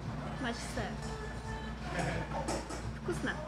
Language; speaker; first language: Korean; non-native, learner; Russian